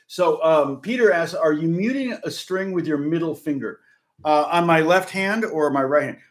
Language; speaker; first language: English; native; English